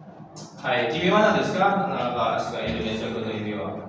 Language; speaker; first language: Indonesian; native; Indonesian